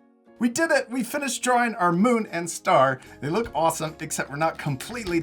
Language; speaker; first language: English; native; English